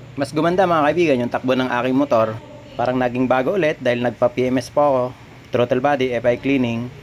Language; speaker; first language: Filipino; native; Filipino